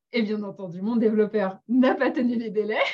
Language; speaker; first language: French; native; French